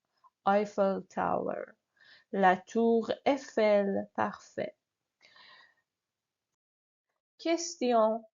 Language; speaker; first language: French; non-native, fluent; Persian